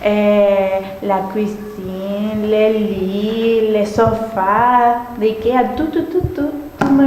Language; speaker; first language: French; non-native, learner; Spanish